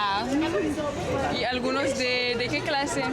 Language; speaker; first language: Spanish; non-native, learner; French